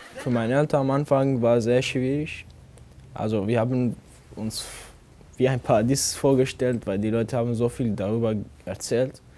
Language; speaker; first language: German; non-native, fluent; Arabic